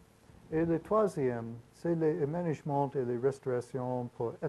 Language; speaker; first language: French; non-native, learner; English